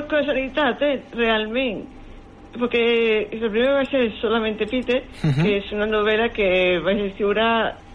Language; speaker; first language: Catalan; native; Catalan